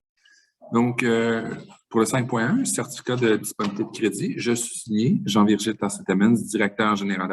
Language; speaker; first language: French; native; French